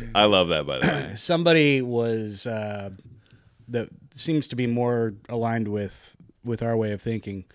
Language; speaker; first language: English; native; English